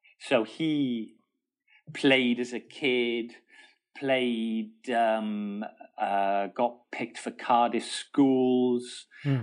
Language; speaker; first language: English; native; English